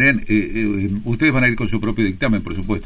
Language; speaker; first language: Spanish; native; Spanish